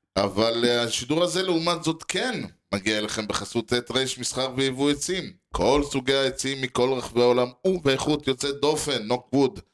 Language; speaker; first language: Hebrew; native; Hebrew